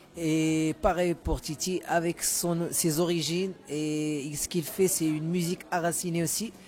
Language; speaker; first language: French; non-native, local second language; Arabic